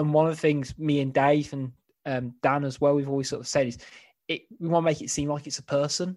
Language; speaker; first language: English; native; English